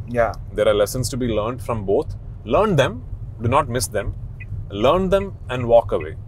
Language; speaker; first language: English; non-native, local second language; Malayalam